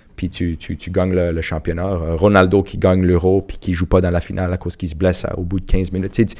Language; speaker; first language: French; native; French